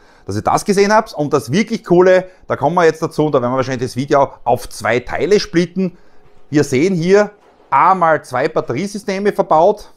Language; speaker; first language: German; native; German